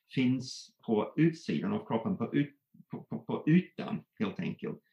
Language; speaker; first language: Swedish; non-native, fluent; English